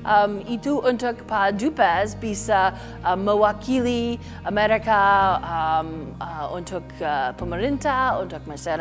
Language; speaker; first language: Indonesian; non-native, learner; English